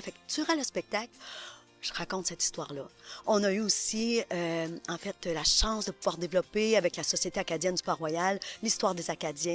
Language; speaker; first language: French; native; French